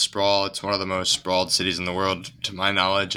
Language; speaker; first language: English; native; English